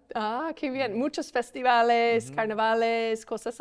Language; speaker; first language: Spanish; non-native, learner; English